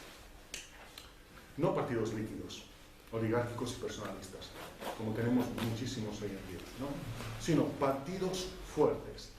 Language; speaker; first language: Spanish; non-native, fluent; Italian